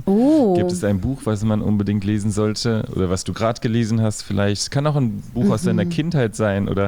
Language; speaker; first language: German; native; German